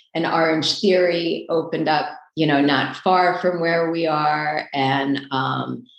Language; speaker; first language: English; native; English